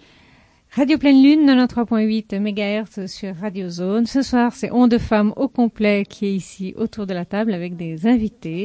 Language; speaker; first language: French; native; French